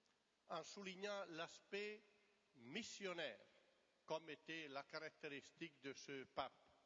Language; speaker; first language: French; non-native, fluent; Italian